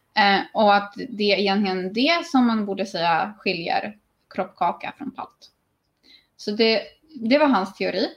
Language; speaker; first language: Swedish; native; Swedish